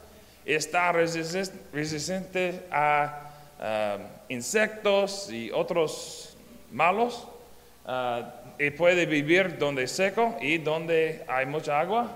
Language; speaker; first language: Spanish; non-native, learner; English